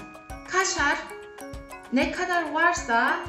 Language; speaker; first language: Turkish; non-native, fluent; Korean